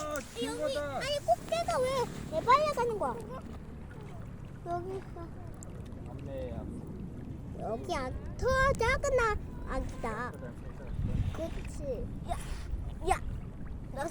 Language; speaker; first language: Korean; non-native, local second language; Mongolian